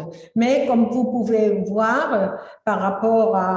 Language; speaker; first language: French; non-native, fluent; Spanish